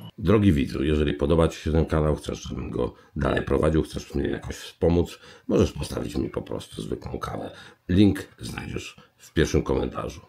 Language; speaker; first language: Polish; native; Polish